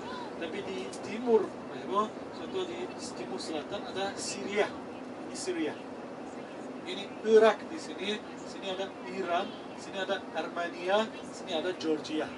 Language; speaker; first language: Indonesian; non-native, fluent; Turkish